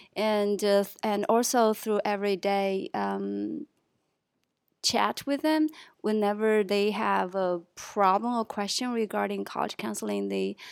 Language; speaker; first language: English; non-native, fluent; Chinese